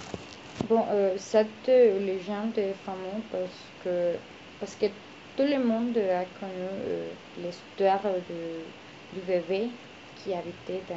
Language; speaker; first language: French; non-native, learner; Spanish